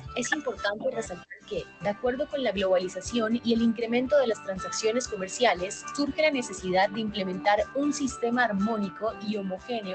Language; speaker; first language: Spanish; native; Spanish